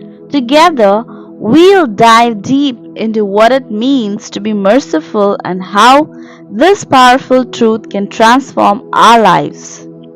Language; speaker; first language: English; non-native, local second language; Telugu